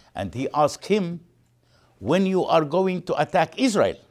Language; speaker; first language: English; non-native, fluent; Arabic